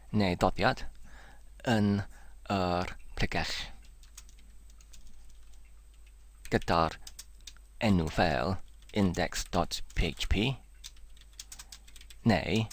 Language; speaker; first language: Welsh; non-native, learner; English